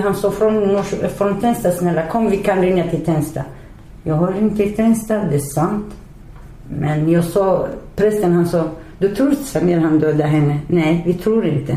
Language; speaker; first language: Swedish; non-native, learner; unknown